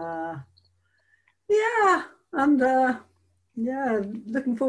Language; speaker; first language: English; native; English